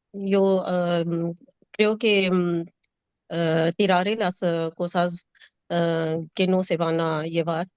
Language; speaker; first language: Spanish; non-native, learner; Urdu